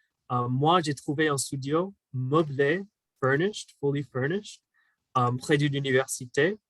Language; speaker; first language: French; non-native, fluent; English